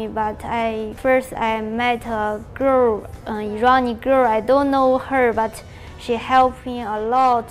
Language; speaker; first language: English; non-native, learner; Chinese